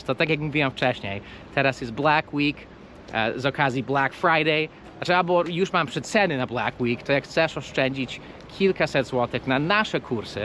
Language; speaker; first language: Polish; non-native, fluent; English